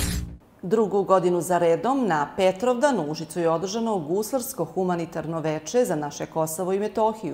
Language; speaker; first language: Serbian; native; Serbian